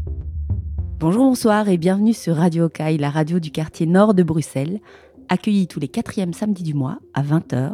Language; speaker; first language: French; native; French